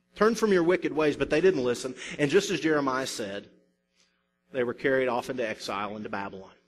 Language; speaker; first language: English; native; English